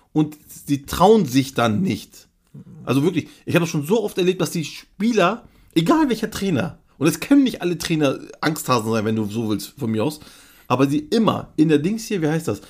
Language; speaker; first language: German; early bilingual, other home language; Turkish